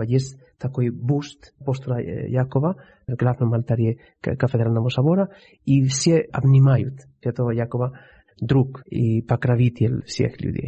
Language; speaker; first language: Russian; non-native, fluent; Spanish